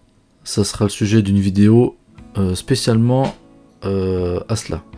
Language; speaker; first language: French; native; French